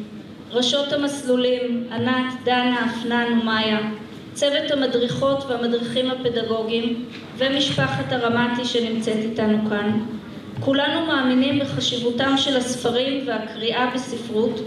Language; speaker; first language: Hebrew; native; Hebrew